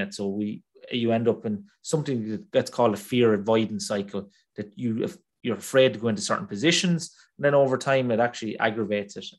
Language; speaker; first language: English; native; English